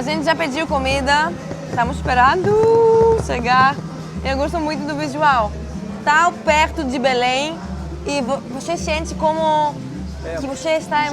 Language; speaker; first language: Portuguese; non-native, fluent; Greek